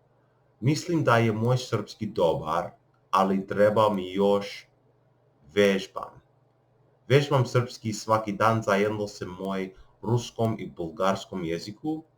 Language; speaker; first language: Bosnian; non-native, learner; English